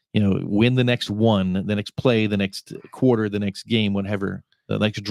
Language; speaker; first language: English; native; English